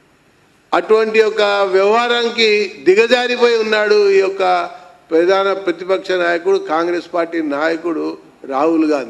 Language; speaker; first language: Telugu; native; Telugu